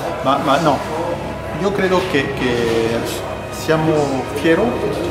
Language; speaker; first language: Italian; non-native, fluent; French